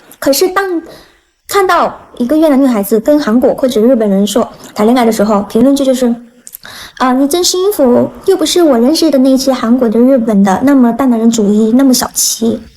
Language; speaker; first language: Chinese; non-native, fluent; Vietnamese